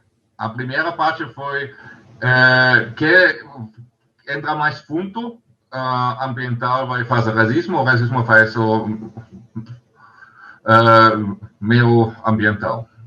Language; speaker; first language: Portuguese; non-native, learner; German